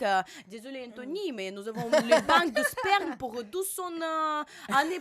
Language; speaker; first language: French; non-native, learner; Russian